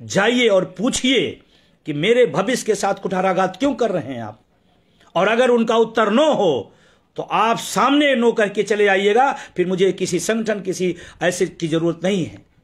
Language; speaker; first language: Hindi; native; Hindi